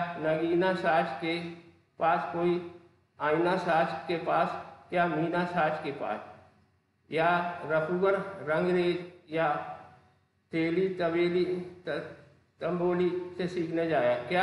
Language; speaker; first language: Hindi; native; Hindi